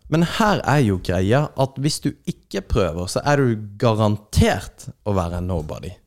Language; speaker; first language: Norwegian; native; Norwegian